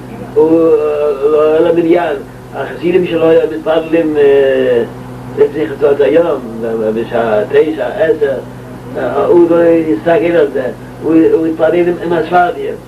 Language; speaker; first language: Hebrew; non-native, local second language; Yiddish